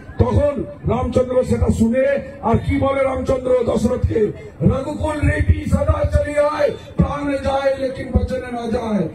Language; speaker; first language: Bangla; non-native, local second language; Hindi